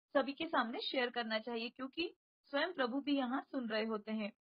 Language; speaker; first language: Hindi; non-native, local second language; Marathi